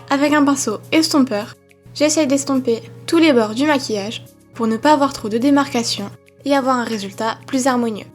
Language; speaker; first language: French; native; French